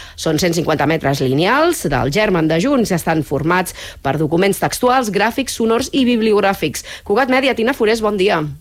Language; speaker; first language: Catalan; native; Catalan